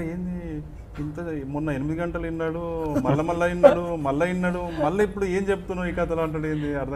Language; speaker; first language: Telugu; native; Telugu